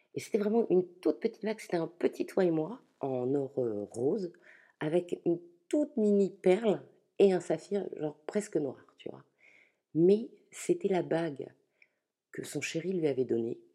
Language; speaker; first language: French; native; French